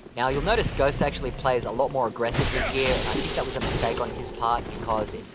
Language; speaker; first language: English; native; English